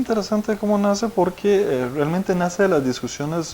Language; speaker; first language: Spanish; native; Spanish